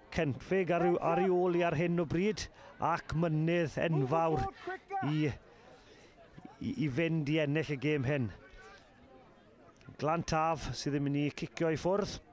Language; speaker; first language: Welsh; native; Welsh